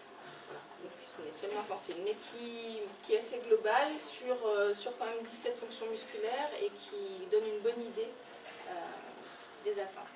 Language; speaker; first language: French; native; French